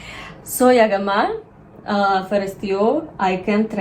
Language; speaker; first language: English; non-native, learner; Russian